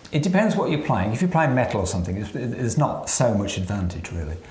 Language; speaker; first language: English; native; English